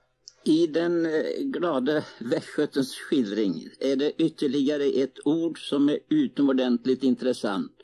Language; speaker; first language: Swedish; native; Swedish